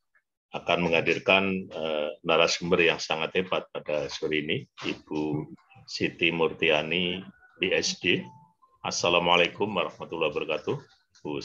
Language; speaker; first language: Indonesian; native; Indonesian